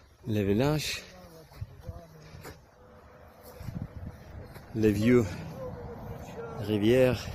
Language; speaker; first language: French; non-native, learner; Ukrainian